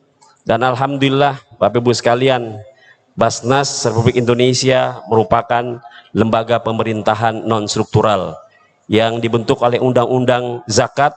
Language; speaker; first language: Indonesian; native; Indonesian